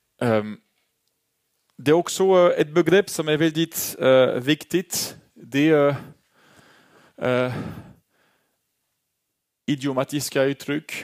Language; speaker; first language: Swedish; non-native, fluent; French